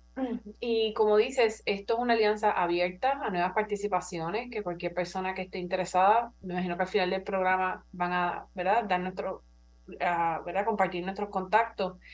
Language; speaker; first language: Spanish; native; Spanish